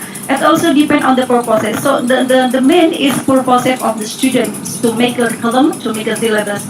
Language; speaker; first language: English; non-native, learner; Indonesian